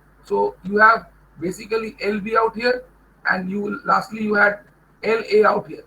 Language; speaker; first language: English; non-native, local second language; Bangla